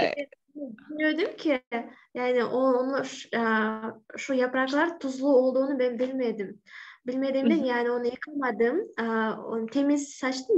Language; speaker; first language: Turkish; non-native, learner; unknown